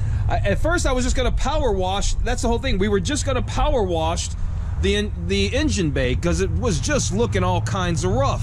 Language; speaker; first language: English; native; English